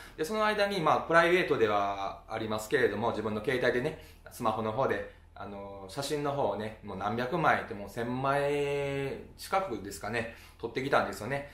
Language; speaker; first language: Japanese; native; Japanese